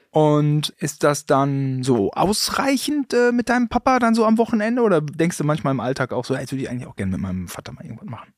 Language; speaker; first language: German; native; German